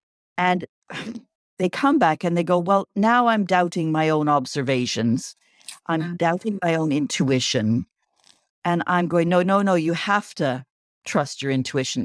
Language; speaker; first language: English; native; English